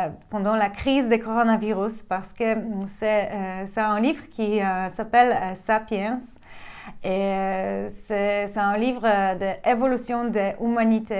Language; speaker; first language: French; non-native, fluent; Polish